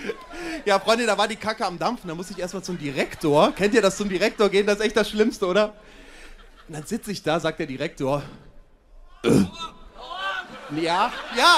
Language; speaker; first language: German; native; German